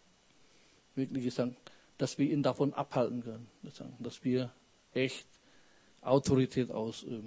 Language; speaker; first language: German; non-native, fluent; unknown